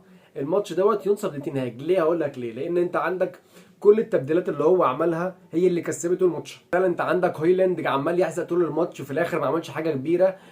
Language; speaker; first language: Arabic; native; Arabic